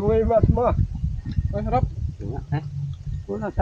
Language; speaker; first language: Filipino; native; Filipino